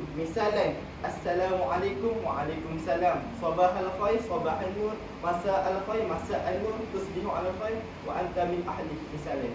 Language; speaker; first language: Arabic; non-native, learner; Malay